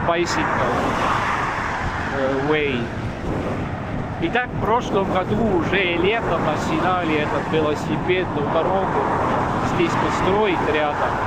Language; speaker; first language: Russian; non-native, local second language; Estonian